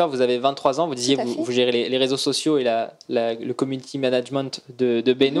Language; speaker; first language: French; native; French